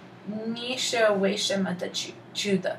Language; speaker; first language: Chinese; non-native, learner; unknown